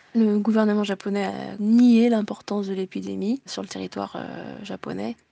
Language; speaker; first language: French; early bilingual, heritage; Japanese